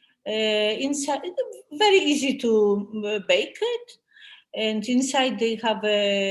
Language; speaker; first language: English; non-native, learner; Polish